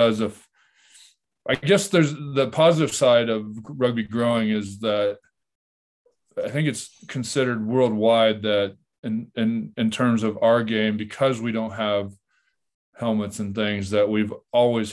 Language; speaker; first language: English; native; English